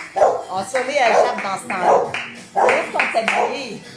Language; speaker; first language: French; native; French